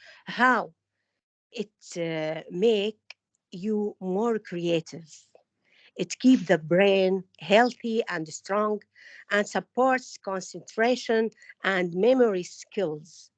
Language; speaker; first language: English; non-native, fluent; Arabic